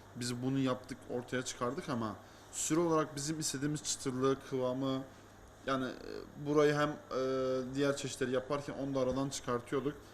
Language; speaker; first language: Turkish; native; Turkish